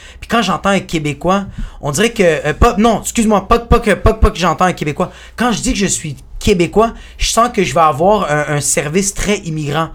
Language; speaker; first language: French; early bilingual, other home language; Spanish